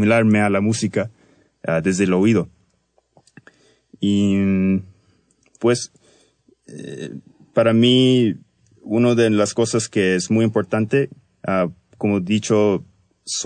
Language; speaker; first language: Spanish; early bilingual, heritage; Spanish